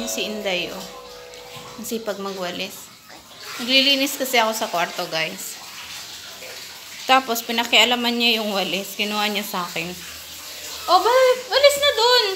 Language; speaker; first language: Filipino; non-native, local second language; Bikol